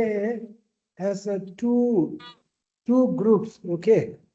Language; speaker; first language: English; non-native, local second language; Tibetan